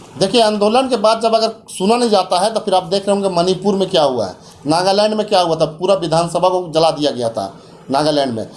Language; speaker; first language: Hindi; native; Hindi